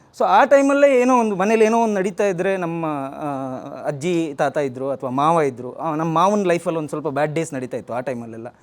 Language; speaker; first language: Kannada; native; Kannada